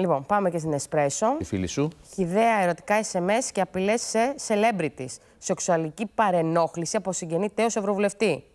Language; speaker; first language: Greek; native; Greek